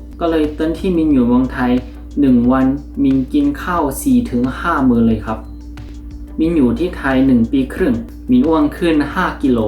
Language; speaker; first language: Thai; non-native, fluent; Korean